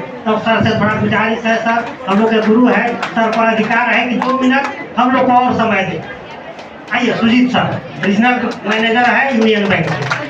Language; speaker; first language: Hindi; native; Hindi